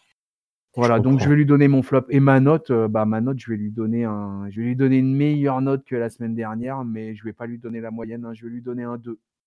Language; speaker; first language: French; native; French